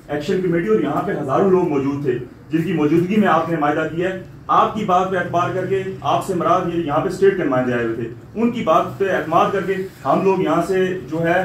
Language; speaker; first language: Urdu; non-native, local second language; Punjabi